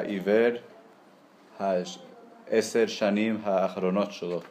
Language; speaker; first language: Hebrew; non-native, learner; English